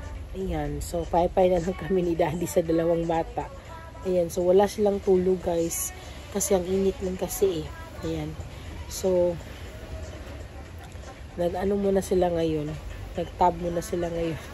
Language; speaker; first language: Filipino; non-native, local second language; Hiligaynon